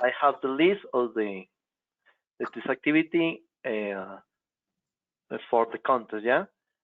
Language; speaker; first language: English; non-native, local second language; Spanish